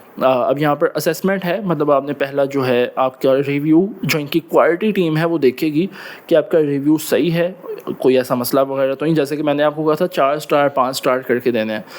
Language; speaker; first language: Urdu; non-native, local second language; Punjabi